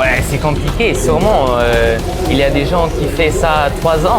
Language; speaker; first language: French; non-native, learner; Luxembourgish